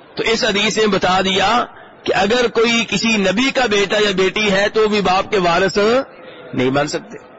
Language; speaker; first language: Urdu; native; Urdu